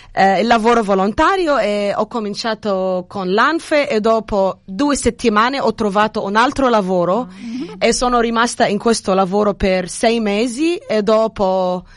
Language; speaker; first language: Italian; non-native, fluent; Arabic